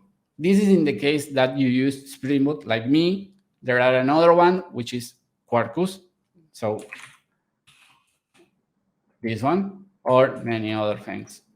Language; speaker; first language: English; non-native, fluent; Spanish